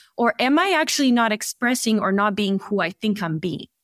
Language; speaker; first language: English; early bilingual, other home language; Bosnian